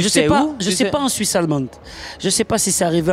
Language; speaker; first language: French; native; French